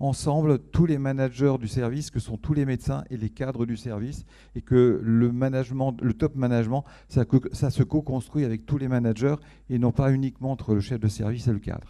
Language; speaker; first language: French; native; French